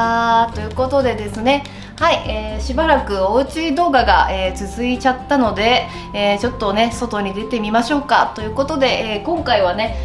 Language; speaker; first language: Japanese; native; Japanese